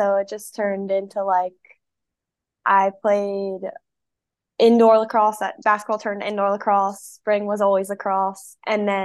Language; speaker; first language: English; native; English